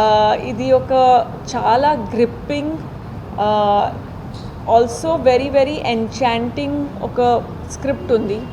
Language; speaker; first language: Telugu; non-native, fluent; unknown